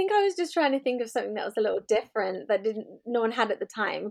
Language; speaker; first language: English; native; English